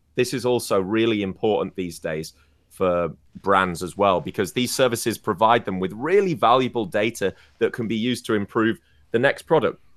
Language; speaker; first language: English; native; English